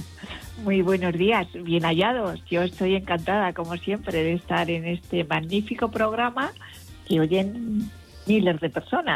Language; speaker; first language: Spanish; native; Spanish